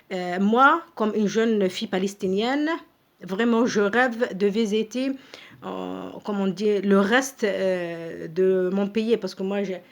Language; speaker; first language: French; non-native, fluent; Arabic